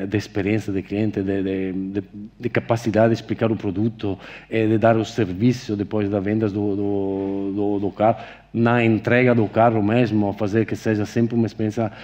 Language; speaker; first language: Portuguese; non-native, fluent; Italian